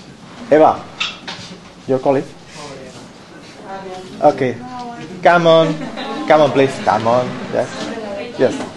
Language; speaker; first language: English; non-native, fluent; Spanish